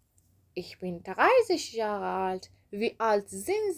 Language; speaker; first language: German; non-native, fluent; Persian